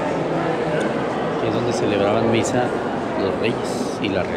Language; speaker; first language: Spanish; native; Spanish